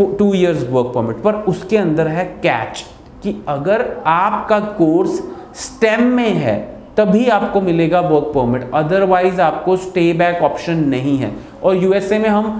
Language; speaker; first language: Hindi; non-native, local second language; Punjabi